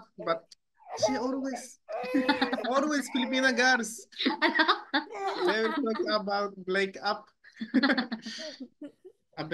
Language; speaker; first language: English; non-native, learner; Japanese